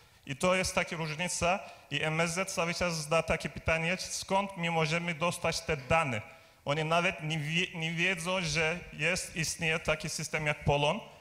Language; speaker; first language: Polish; non-native, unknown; Turkish